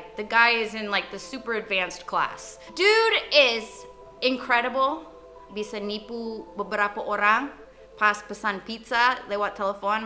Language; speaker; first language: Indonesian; non-native, fluent; English